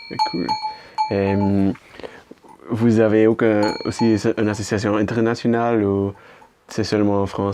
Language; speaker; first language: French; non-native, learner; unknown